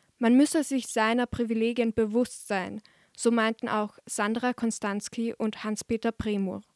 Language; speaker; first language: German; native; German